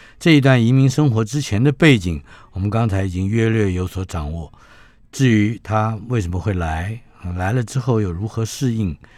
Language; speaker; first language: Chinese; native; Chinese